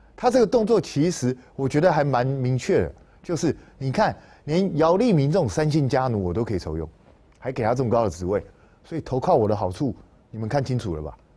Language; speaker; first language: Chinese; native; Chinese